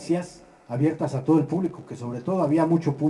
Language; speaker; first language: Spanish; native; Spanish